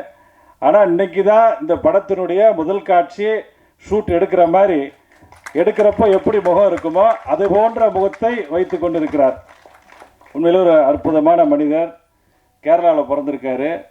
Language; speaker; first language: Tamil; native; Tamil